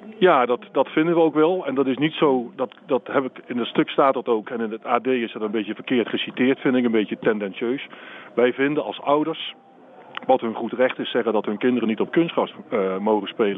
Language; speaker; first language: Dutch; native; Dutch